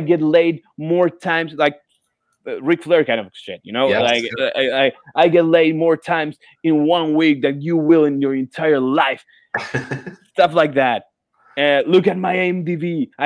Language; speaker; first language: English; non-native, fluent; Spanish